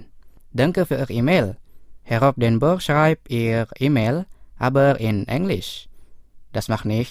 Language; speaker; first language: German; non-native, learner; Indonesian